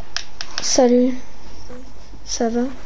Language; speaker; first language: French; native; French